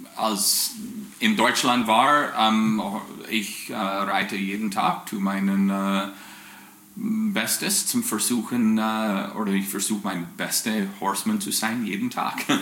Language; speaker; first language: German; early bilingual, heritage; English